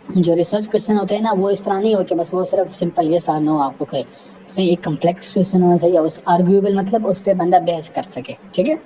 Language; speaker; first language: Urdu; non-native, local second language; Pashto